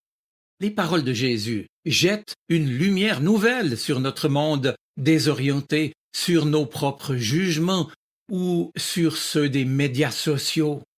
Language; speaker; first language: French; native; French